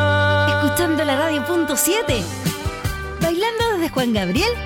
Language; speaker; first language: Spanish; native; Spanish